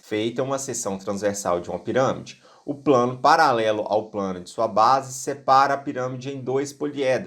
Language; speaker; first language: Portuguese; native; Portuguese